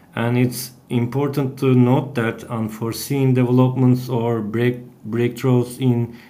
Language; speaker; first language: English; non-native, fluent; Turkish